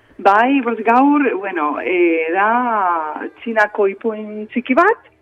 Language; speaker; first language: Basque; non-native, local second language; Spanish